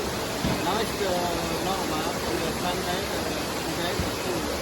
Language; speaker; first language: English; non-native, learner; Balinese